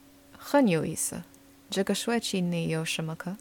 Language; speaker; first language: Chinese; non-native, learner; English